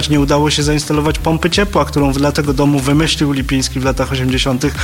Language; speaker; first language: Polish; native; Polish